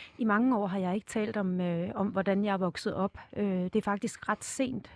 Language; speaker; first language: Danish; native; Danish